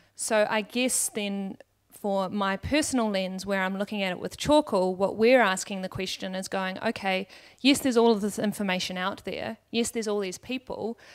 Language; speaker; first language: English; native; English